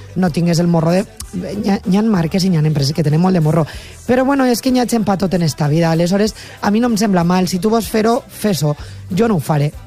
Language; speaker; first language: Catalan; native; Catalan